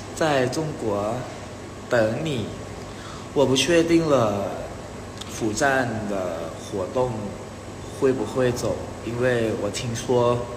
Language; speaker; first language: Chinese; non-native, learner; Thai